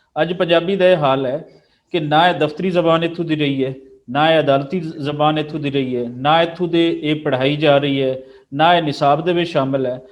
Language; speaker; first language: Punjabi; native; Punjabi